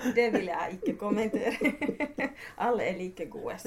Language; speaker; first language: Norwegian; non-native, fluent; Finnish